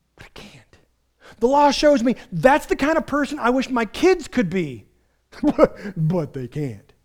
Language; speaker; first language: English; native; English